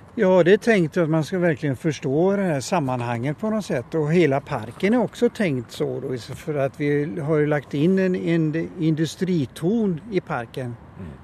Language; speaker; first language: Swedish; native; Swedish